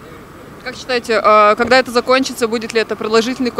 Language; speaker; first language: Russian; native; Russian